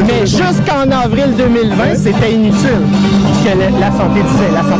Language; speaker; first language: French; native; French